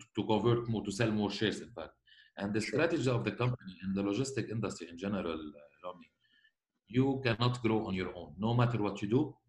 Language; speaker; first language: English; non-native, fluent; Arabic